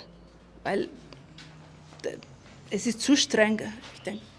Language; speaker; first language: German; non-native, fluent; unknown